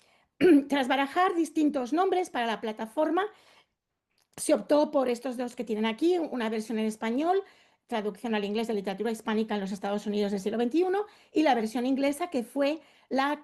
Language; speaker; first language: Spanish; native; Spanish